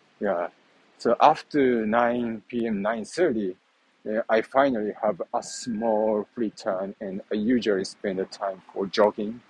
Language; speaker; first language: English; non-native, learner; Japanese